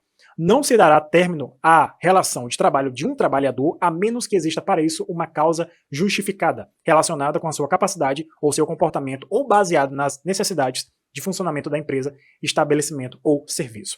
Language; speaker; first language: Portuguese; native; Portuguese